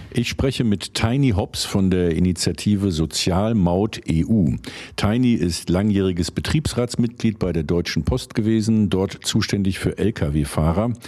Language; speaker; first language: German; native; German